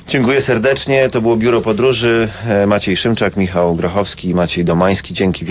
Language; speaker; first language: Polish; native; Polish